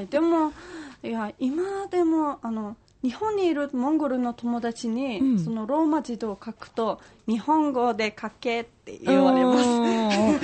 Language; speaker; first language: Japanese; non-native, fluent; Mongolian